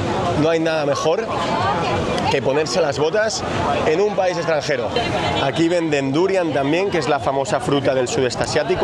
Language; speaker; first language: Spanish; native; Spanish